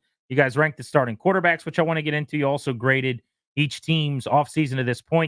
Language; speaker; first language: English; native; English